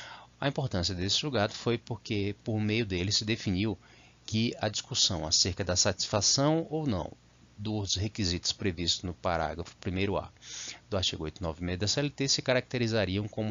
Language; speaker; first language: Portuguese; native; Portuguese